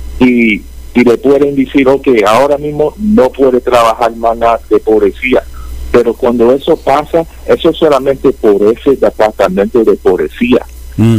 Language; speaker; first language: Spanish; early bilingual, heritage; Spanish